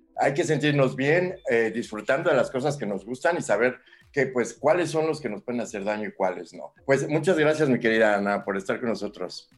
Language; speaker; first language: Spanish; native; Spanish